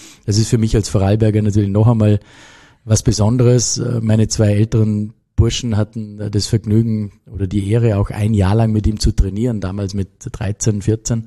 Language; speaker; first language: German; native; German